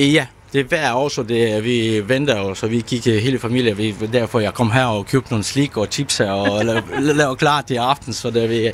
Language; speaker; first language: Danish; non-native, learner; Ukrainian